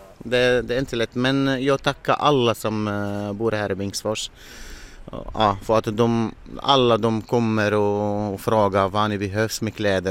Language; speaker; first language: Swedish; non-native, learner; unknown